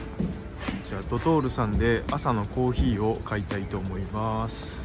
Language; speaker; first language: Japanese; native; Japanese